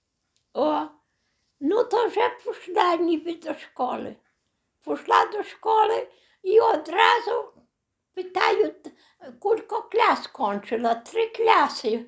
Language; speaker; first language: Polish; non-native, local second language; Belarusian